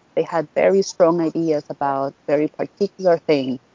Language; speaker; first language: English; non-native, fluent; Spanish